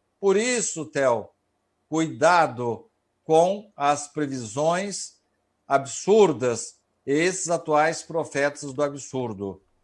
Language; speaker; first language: Portuguese; native; Portuguese